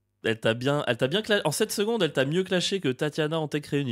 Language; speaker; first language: French; native; French